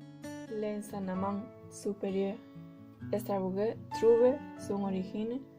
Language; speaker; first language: French; non-native, learner; Spanish